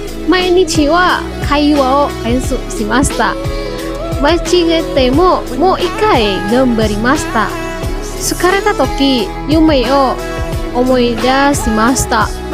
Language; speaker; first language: Japanese; non-native, learner; Indonesian